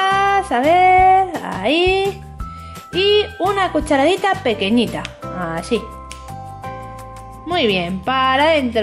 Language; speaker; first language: Spanish; native; Spanish